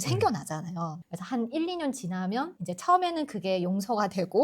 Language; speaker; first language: Korean; native; Korean